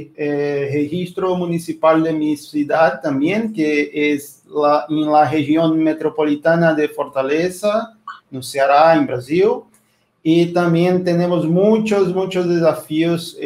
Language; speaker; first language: Spanish; non-native, fluent; Portuguese